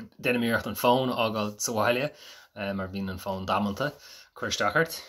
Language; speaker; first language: Irish; native; Irish